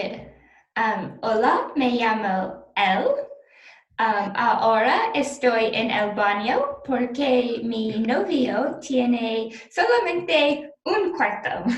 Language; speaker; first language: Spanish; non-native, learner; English